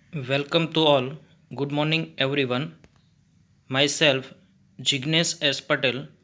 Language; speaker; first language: English; non-native, local second language; Gujarati